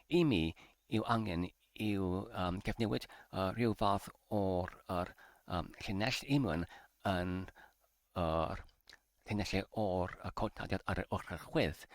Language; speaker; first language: Welsh; non-native, learner; English